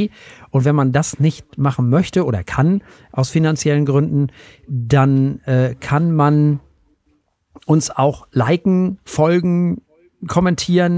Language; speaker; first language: German; native; German